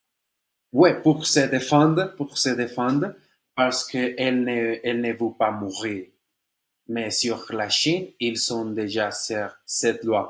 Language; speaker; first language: French; non-native, learner; Spanish